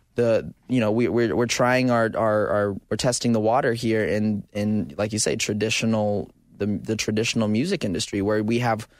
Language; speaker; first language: English; native; English